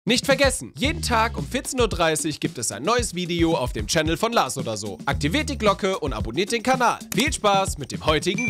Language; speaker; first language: German; native; German